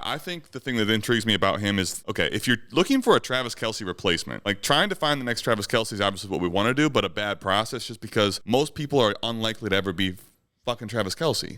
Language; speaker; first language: English; native; English